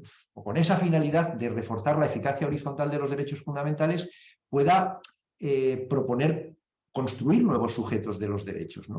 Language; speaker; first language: Spanish; native; Spanish